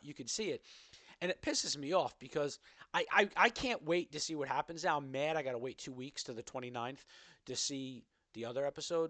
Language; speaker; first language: English; native; English